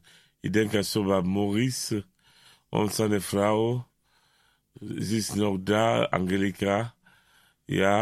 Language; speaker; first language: German; non-native, learner; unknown